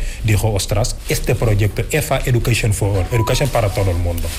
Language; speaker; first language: Spanish; non-native, fluent; Wolof